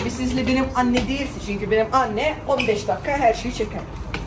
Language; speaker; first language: Turkish; non-native, learner; Russian